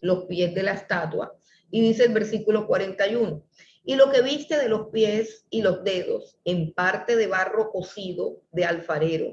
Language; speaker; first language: Spanish; native; Spanish